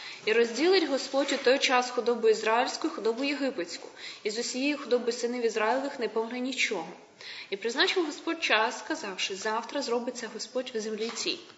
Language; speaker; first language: Ukrainian; native; Ukrainian